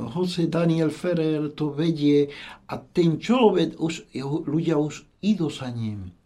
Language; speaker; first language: Slovak; non-native, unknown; Spanish